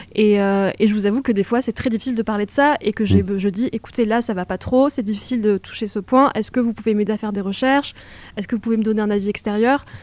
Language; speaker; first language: French; native; French